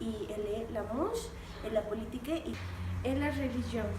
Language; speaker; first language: French; non-native, learner; Spanish